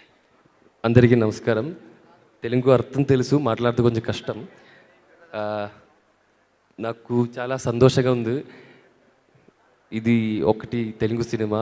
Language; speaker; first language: Telugu; non-native, learner; Malayalam